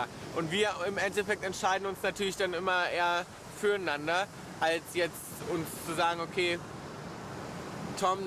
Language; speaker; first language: German; native; German